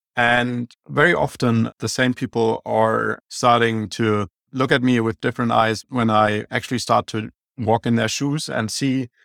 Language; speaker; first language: English; non-native, fluent; German